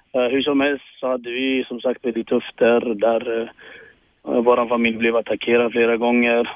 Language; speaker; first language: Swedish; early bilingual, other home language; Tigrinya